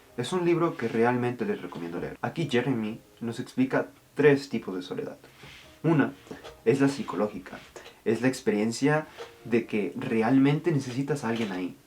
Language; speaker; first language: Spanish; early bilingual, heritage; Spanish